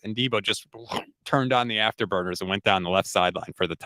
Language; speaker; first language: English; native; English